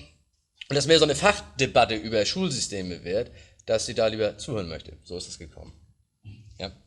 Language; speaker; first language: German; native; German